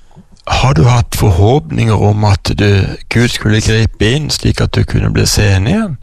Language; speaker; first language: Norwegian; native; Norwegian